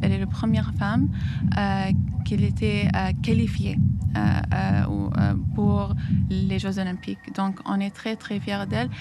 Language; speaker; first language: French; non-native, fluent; Arabic